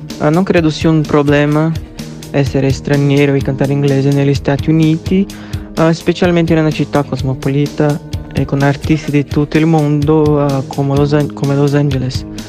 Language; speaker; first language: Italian; non-native, fluent; Portuguese